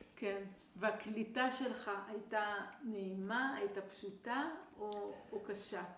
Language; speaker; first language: Hebrew; native; Hebrew